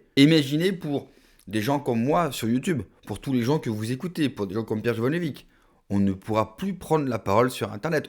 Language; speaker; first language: French; native; French